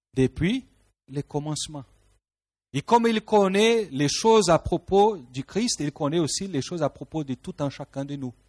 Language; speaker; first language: French; non-native, fluent; Portuguese